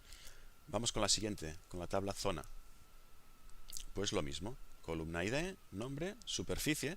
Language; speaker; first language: Spanish; native; Spanish